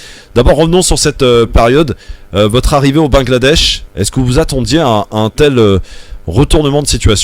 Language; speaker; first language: French; native; French